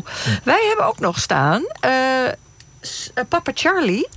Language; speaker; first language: Dutch; native; Dutch